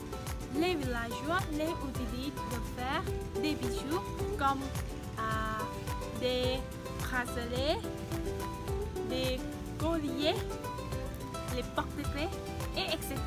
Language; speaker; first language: French; non-native, learner; Thai